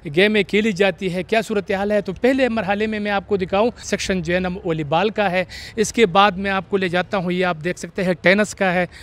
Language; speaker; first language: Urdu; non-native, local second language; Pashto